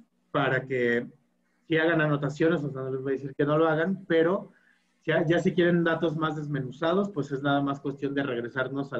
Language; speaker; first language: Spanish; native; Spanish